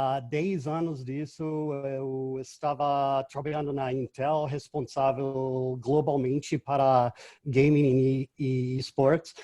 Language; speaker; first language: Portuguese; non-native, fluent; English